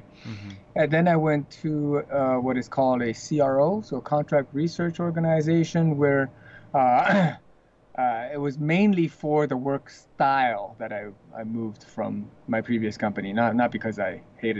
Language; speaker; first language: English; early bilingual, other home language; Chinese